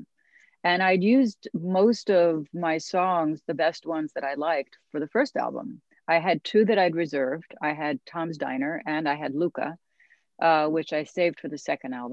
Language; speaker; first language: English; native; English